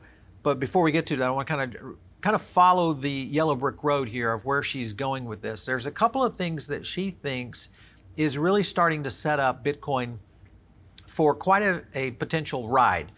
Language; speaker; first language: English; native; English